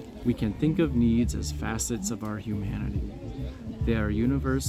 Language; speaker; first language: English; native; English